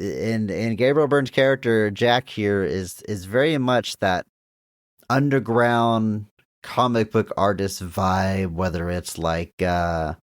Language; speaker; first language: English; native; English